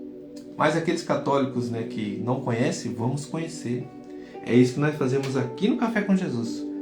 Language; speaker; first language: Portuguese; native; Portuguese